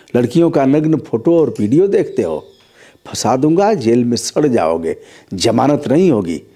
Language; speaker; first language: Hindi; native; Hindi